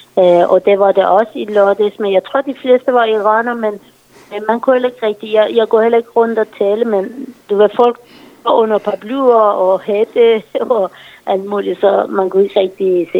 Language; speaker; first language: Danish; non-native, fluent; Persian